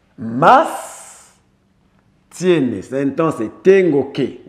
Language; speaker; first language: Spanish; non-native, fluent; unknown